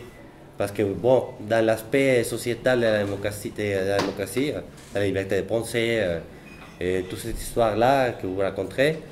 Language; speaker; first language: French; non-native, fluent; Spanish